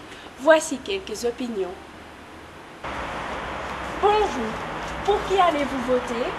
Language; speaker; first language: French; non-native, learner; Dutch